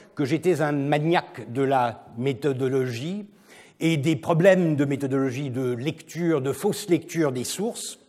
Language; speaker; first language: French; non-native, fluent; Turkish